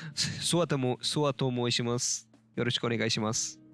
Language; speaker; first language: Japanese; non-native, learner; Turkish